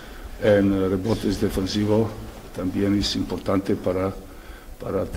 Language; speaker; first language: Spanish; non-native, fluent; Serbian